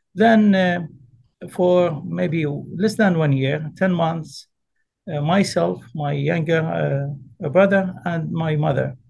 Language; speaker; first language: English; early bilingual, other home language; Arabic